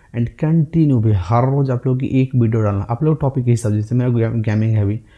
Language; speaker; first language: Hindi; native; Hindi